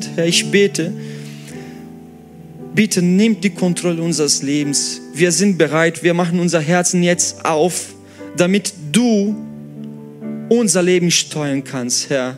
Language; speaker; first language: German; non-native, fluent; Portuguese